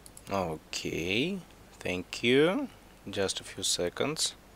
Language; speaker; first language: English; non-native, fluent; Russian